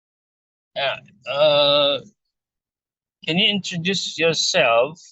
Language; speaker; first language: English; non-native, fluent; Indonesian